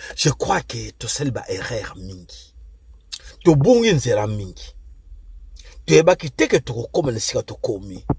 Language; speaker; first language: Lingala; non-native, local second language; Kongo